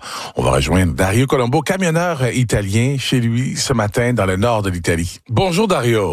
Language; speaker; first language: French; native; French